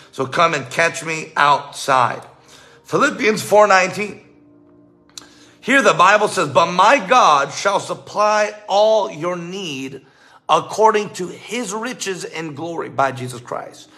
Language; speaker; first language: English; native; English